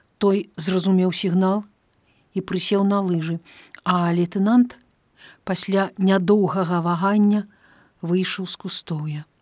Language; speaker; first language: Belarusian; native; Belarusian